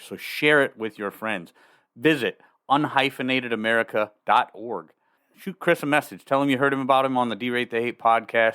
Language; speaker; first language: English; native; English